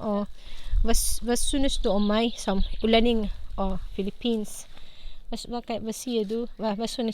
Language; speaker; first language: Danish; non-native, learner; Cebuano